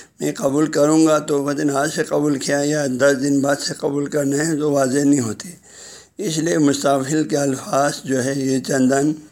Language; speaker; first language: Urdu; non-native, local second language; Balti